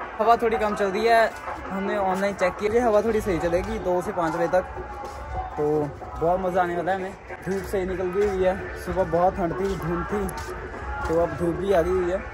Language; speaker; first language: Hindi; non-native, local second language; Punjabi